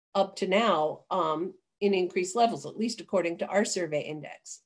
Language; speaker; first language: English; native; English